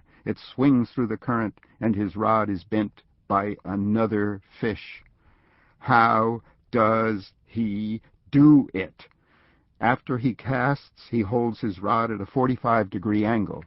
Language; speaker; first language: English; native; English